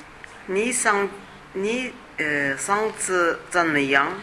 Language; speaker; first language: Chinese; non-native, learner; Italian